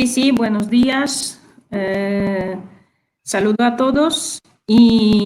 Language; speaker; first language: Spanish; non-native, fluent; Polish